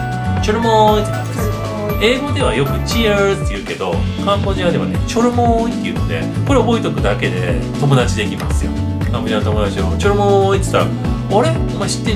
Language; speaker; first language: Japanese; native; Japanese